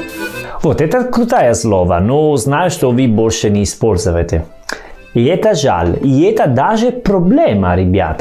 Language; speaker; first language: Russian; non-native, fluent; Italian